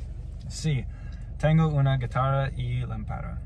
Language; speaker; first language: Spanish; non-native, learner; English